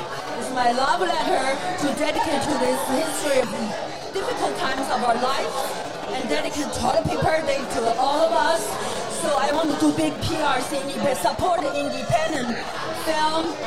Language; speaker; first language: English; non-native, learner; Chinese